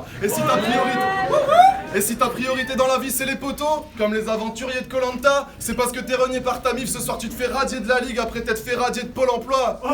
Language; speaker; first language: French; native; French